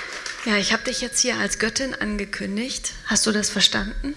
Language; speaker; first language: German; native; German